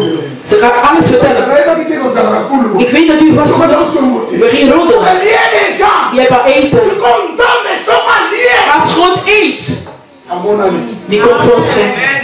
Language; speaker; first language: Dutch; non-native, learner; Lingala